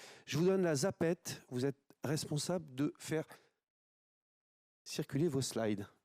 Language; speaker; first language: French; native; French